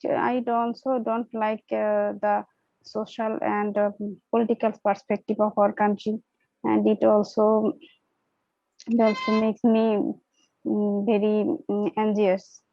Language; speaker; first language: English; non-native, learner; Bangla